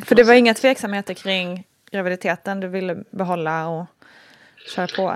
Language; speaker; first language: Swedish; native; Swedish